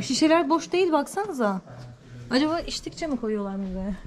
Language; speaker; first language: Turkish; native; Turkish